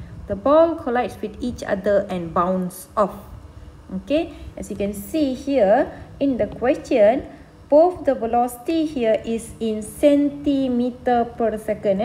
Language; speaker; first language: English; non-native, local second language; Malay